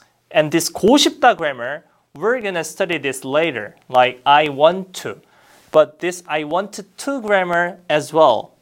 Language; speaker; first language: English; non-native, fluent; Korean